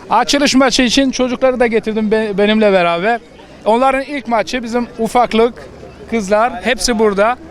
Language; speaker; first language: Turkish; early bilingual, heritage; Turkish